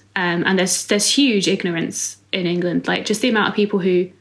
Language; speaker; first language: English; native; English